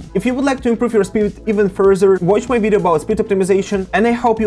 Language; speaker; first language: English; non-native, fluent; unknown